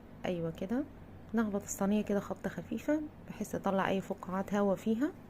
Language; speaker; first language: Arabic; native; Arabic